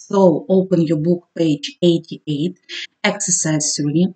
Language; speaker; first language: English; non-native, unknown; Ukrainian